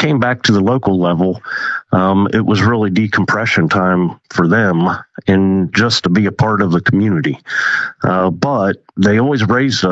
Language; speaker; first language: English; native; English